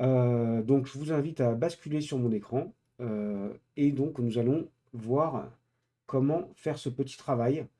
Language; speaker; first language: French; native; French